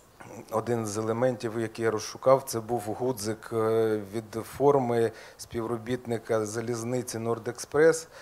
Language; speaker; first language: Ukrainian; native; Ukrainian